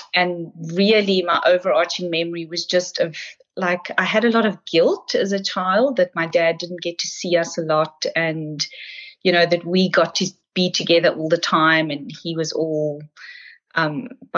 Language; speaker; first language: English; native; English